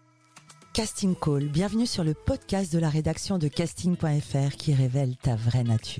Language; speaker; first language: French; native; French